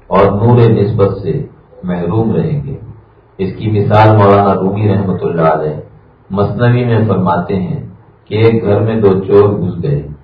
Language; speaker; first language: Urdu; native; Urdu